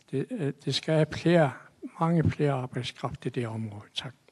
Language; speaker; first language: Danish; non-native, local second language; Kalaallisut